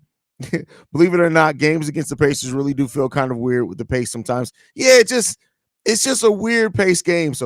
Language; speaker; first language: English; native; English